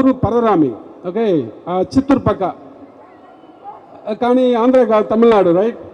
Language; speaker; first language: Telugu; non-native, learner; Tamil